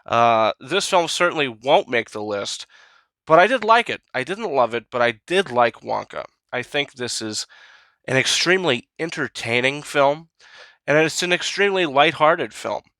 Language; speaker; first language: English; native; English